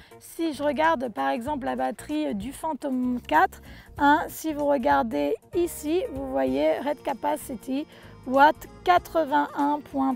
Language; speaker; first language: French; native; French